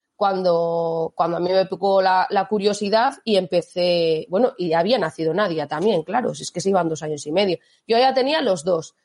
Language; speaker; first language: Spanish; native; Spanish